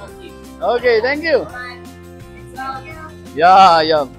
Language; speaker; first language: English; non-native, learner; Bangla